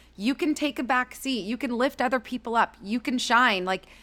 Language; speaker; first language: English; native; English